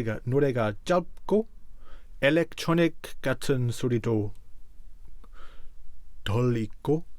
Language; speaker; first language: Korean; non-native, fluent; English